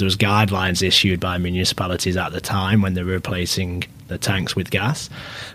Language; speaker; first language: English; native; English